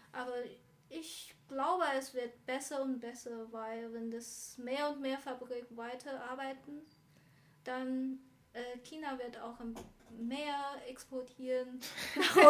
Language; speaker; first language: German; non-native, learner; Chinese